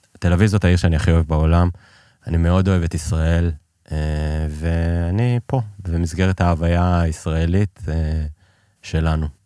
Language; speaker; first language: Hebrew; early bilingual, other home language; Persian